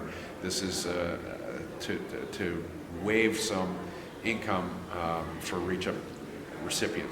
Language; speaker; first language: English; native; English